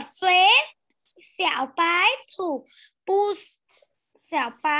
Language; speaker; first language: Chinese; non-native, learner; Vietnamese